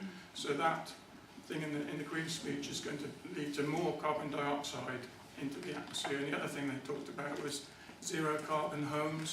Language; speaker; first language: English; native; English